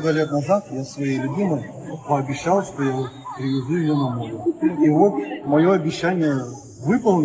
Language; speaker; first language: Russian; native; Russian